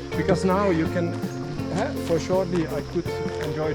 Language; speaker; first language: English; non-native, fluent; Dutch